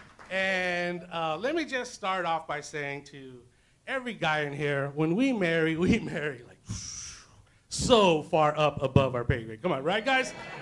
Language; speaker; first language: English; native; English